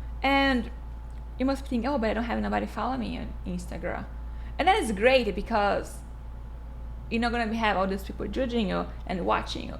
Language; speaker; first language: English; non-native, fluent; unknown